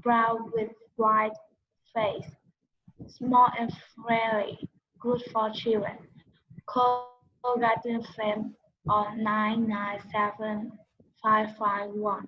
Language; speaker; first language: English; non-native, learner; Vietnamese